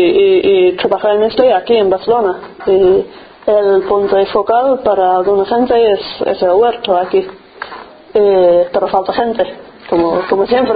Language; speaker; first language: Spanish; non-native, fluent; English